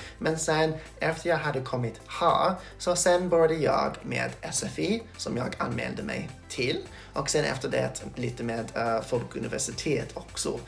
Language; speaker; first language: Swedish; non-native, fluent; English